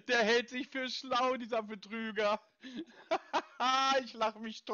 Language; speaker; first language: German; native; German